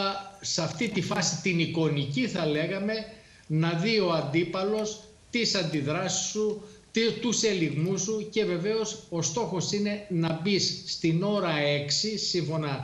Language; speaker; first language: Greek; native; Greek